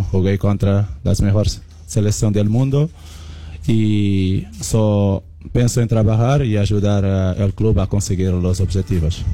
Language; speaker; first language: Spanish; non-native, learner; Portuguese